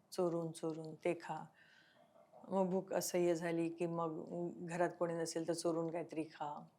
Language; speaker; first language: Marathi; non-native, local second language; Konkani